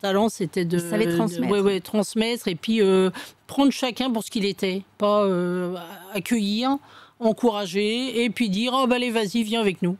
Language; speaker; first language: French; native; French